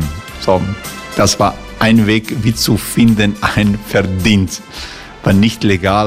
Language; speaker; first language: German; non-native, fluent; Croatian